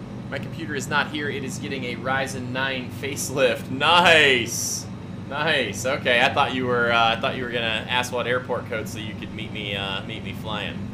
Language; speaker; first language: English; native; English